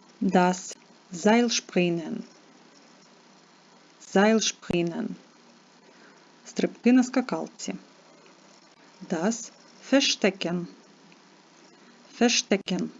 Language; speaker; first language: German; non-native, fluent; Ukrainian